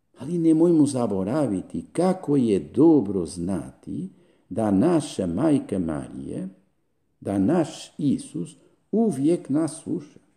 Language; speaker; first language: Croatian; non-native, fluent; Spanish